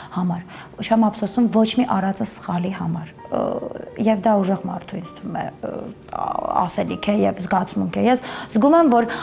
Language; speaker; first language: Armenian; native; Armenian